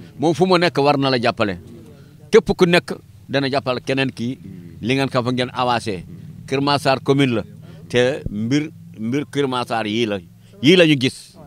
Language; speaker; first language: Wolof; non-native, local second language; Fula